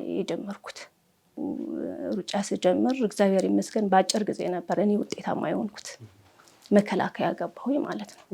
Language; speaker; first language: Amharic; non-native, local second language; Tigrinya